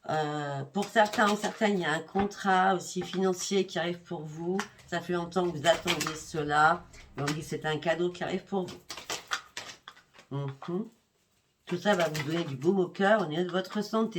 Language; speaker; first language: French; native; French